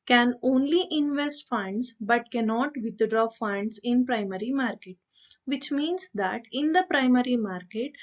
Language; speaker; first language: English; non-native, local second language; Kannada